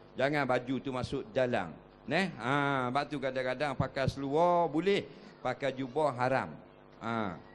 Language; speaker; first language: Malay; native; Malay